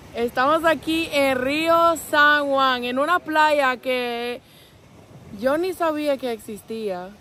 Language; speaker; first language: Spanish; non-native, fluent; English